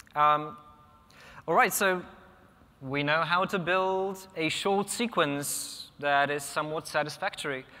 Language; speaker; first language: English; non-native, fluent; Polish